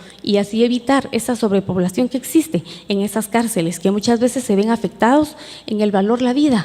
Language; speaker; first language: Spanish; native; Spanish